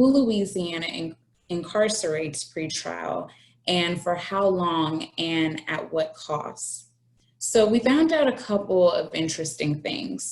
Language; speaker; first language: English; native; English